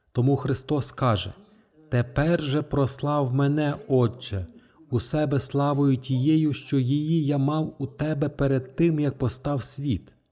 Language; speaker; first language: Ukrainian; non-native, fluent; French